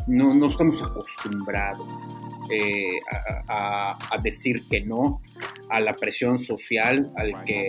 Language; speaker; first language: Spanish; native; Spanish